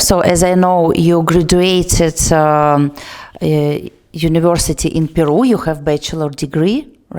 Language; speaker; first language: English; non-native, learner; Russian